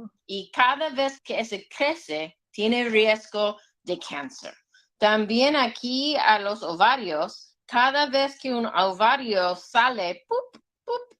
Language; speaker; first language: Spanish; non-native, learner; English